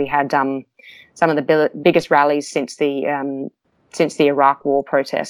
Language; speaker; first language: English; native; English